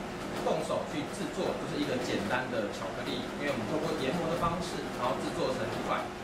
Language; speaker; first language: Chinese; native; Chinese